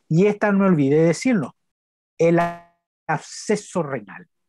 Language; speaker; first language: Spanish; native; Spanish